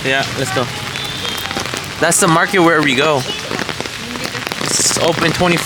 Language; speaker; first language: English; non-native, fluent; Spanish